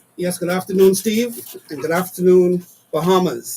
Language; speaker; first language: English; native; English